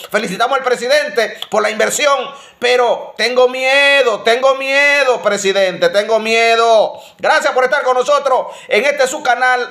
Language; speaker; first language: Spanish; native; Spanish